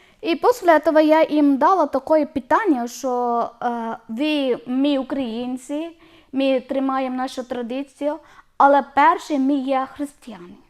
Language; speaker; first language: Ukrainian; non-native, learner; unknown